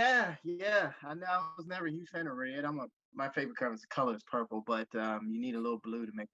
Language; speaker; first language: English; native; English